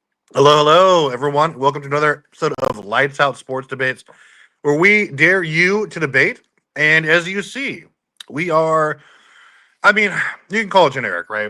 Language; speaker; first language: English; native; English